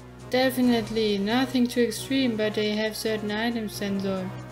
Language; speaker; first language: English; non-native, fluent; German